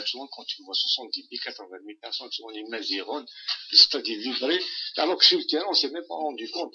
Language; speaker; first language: French; non-native, local second language; Arabic